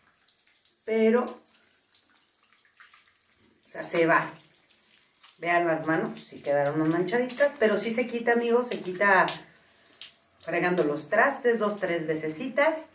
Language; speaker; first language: Spanish; native; Spanish